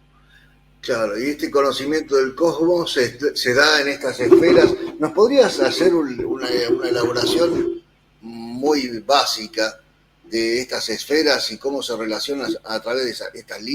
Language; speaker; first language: Spanish; native; Spanish